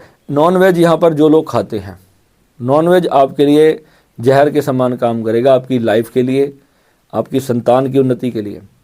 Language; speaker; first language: Hindi; native; Hindi